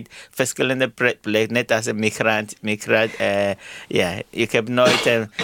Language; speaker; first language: Dutch; non-native, learner; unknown